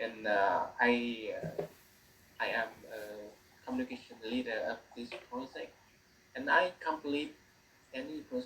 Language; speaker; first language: English; non-native, learner; Vietnamese